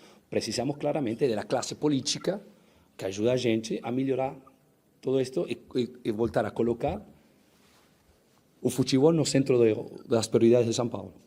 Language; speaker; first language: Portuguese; non-native, fluent; Spanish